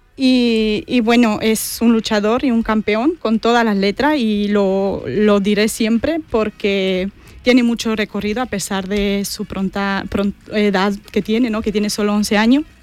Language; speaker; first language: Spanish; non-native, fluent; Romanian